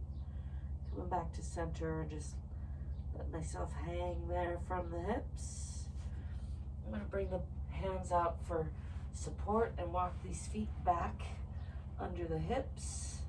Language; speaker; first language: English; native; English